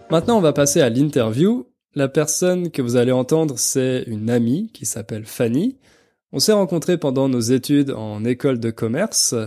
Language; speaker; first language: French; native; French